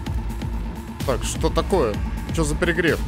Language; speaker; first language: Russian; native; Russian